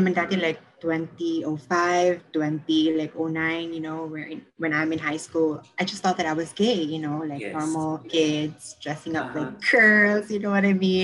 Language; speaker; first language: English; non-native, local second language; Cebuano